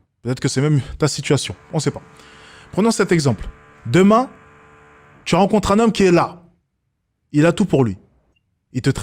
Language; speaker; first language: French; native; French